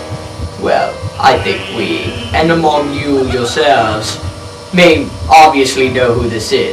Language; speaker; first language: English; native; English